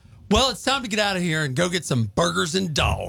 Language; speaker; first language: English; native; English